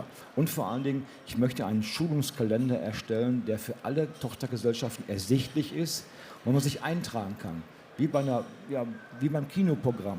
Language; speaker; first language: German; native; German